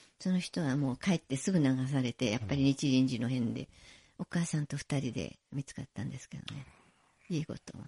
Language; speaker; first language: Japanese; native; Japanese